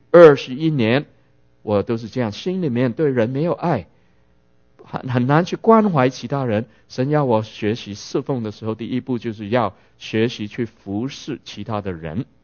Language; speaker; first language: Chinese; non-native, local second language; Cantonese